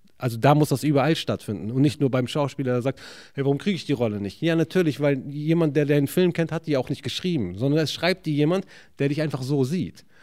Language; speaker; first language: German; early bilingual, other home language; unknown